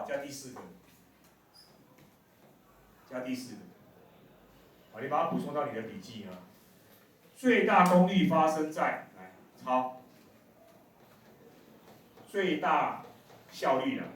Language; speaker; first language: Chinese; native; Chinese